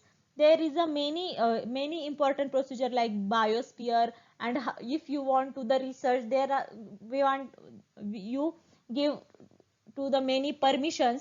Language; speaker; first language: English; non-native, local second language; Marathi